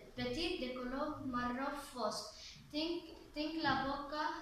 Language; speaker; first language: Catalan; early bilingual, other home language; Arabic